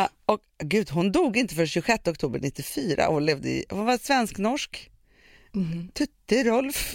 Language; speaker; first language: Swedish; native; Swedish